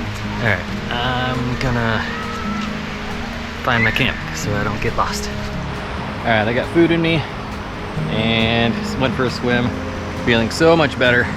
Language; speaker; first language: English; native; English